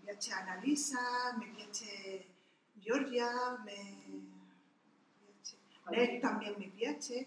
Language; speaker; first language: Italian; non-native, learner; Spanish